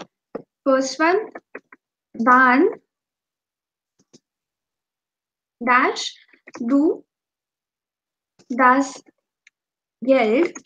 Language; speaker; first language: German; non-native, fluent; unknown